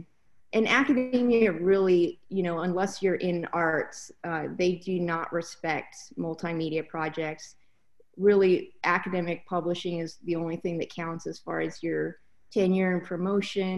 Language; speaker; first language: English; native; English